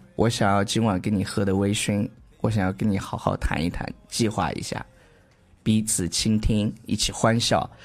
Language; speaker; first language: Chinese; native; Chinese